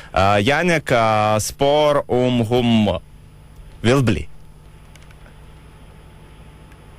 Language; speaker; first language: Norwegian; non-native, learner; Lithuanian